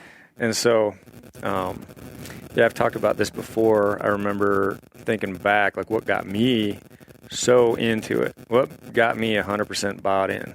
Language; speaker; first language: English; native; English